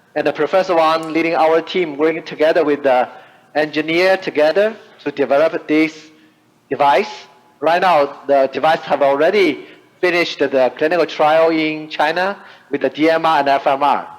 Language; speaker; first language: English; non-native, fluent; Chinese